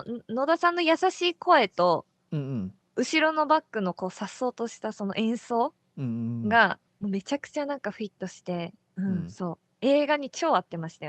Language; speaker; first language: Japanese; native; Japanese